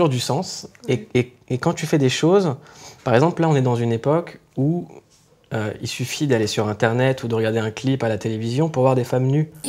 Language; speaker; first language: French; native; French